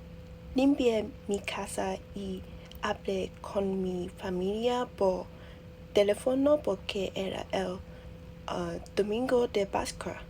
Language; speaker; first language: Spanish; non-native, learner; Vietnamese